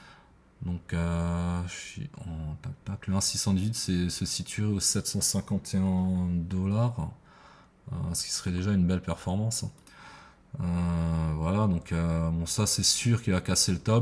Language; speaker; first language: French; native; French